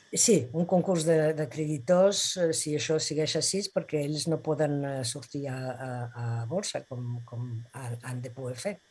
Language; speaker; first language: Catalan; non-native, local second language; Spanish